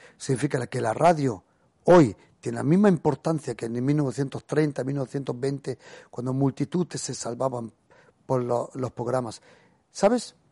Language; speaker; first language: Spanish; early bilingual, heritage; Spanish